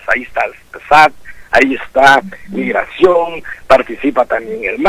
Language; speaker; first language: Spanish; native; Spanish